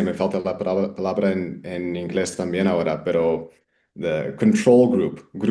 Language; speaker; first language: Spanish; non-native, fluent; English